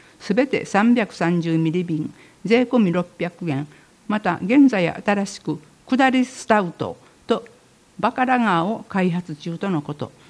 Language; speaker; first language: Japanese; native; Japanese